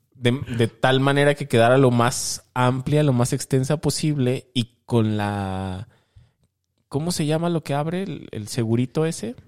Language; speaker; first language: Spanish; native; Spanish